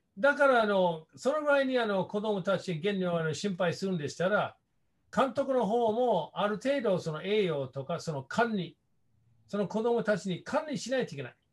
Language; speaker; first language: Japanese; non-native, fluent; English